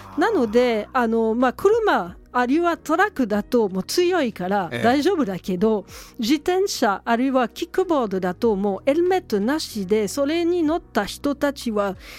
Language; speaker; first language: Japanese; non-native, fluent; French